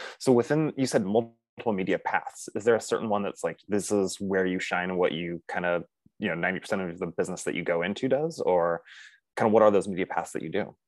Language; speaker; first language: English; native; English